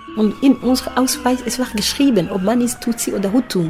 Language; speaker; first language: German; non-native, fluent; Kinyarwanda